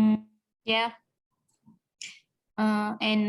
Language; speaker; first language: English; non-native, learner; Vietnamese